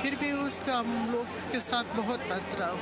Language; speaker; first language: Hindi; non-native, learner; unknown